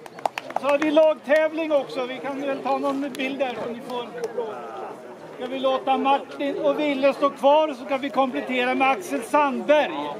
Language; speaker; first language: Swedish; native; Swedish